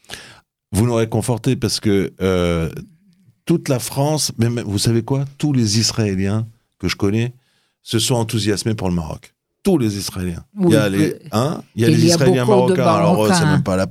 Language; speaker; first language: French; native; French